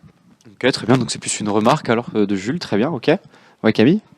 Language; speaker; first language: French; native; French